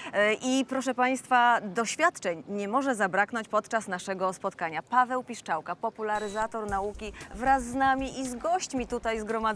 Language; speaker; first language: Polish; native; Polish